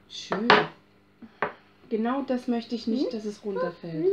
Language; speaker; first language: German; native; German